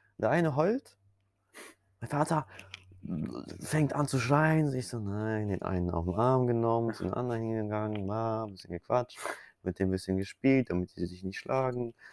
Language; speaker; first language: German; early bilingual, other home language; Polish